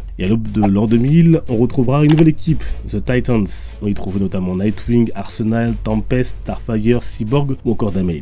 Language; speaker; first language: French; native; French